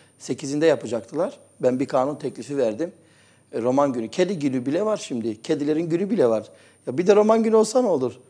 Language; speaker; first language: Turkish; native; Turkish